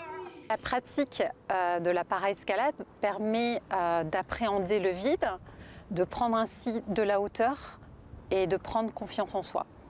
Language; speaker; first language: French; native; French